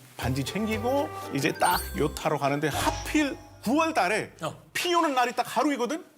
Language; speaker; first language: Korean; non-native, fluent; Hindi